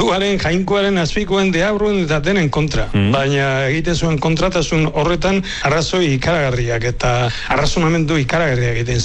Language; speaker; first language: Basque; native; Basque